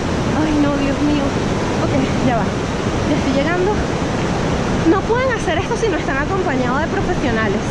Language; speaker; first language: Spanish; native; Spanish